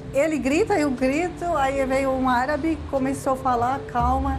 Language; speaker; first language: Portuguese; non-native, learner; Arabic